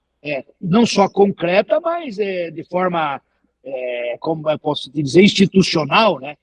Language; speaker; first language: Portuguese; native; Portuguese